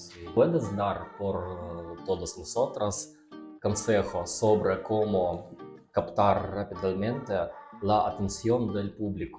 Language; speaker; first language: Spanish; non-native, learner; Russian